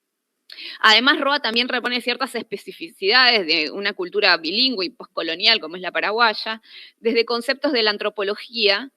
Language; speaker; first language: Spanish; native; Spanish